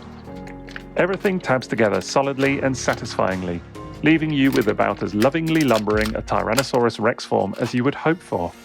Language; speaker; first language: English; native; English